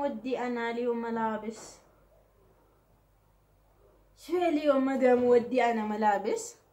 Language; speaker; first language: Arabic; non-native, learner; Oromo